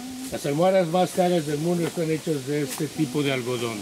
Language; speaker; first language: Spanish; native; Spanish